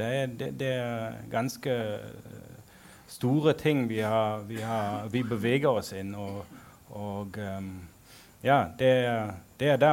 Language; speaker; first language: Norwegian; non-native, fluent; German